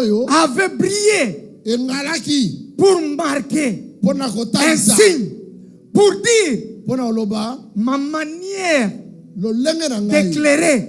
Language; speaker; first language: French; non-native, local second language; Lingala